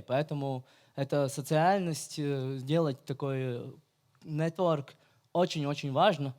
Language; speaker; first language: Russian; non-native, fluent; Latvian